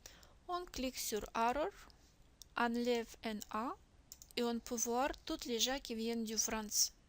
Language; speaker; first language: French; non-native, learner; Russian